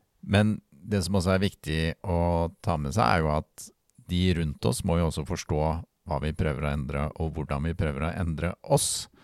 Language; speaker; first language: Norwegian; native; Norwegian